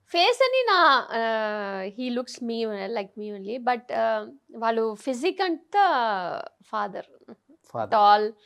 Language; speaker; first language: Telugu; non-native, local second language; Tamil